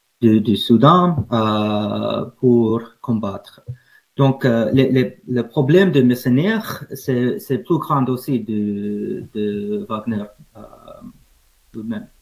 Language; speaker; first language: French; non-native, learner; English